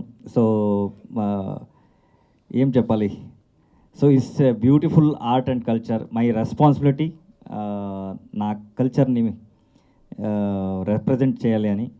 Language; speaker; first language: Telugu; non-native, learner; Kannada